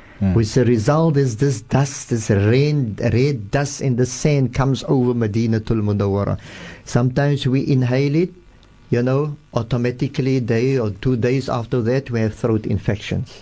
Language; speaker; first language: English; early bilingual, other home language; Afrikaans